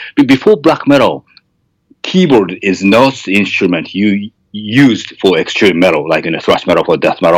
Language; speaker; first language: English; non-native, fluent; Japanese